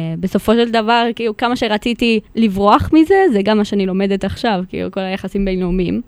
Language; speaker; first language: Hebrew; non-native, fluent; Spanish